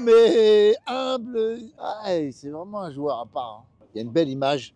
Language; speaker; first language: French; native; French